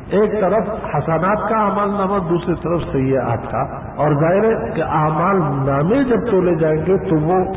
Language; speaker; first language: Urdu; non-native, local second language; Pashto